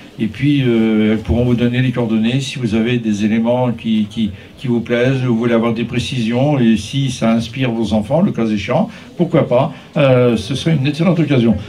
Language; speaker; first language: French; native; French